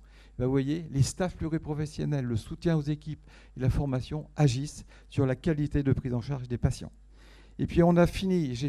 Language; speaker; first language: French; native; French